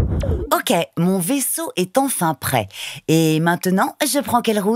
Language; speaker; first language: French; native; French